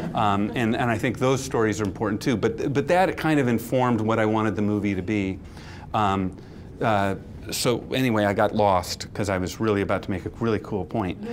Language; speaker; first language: English; native; English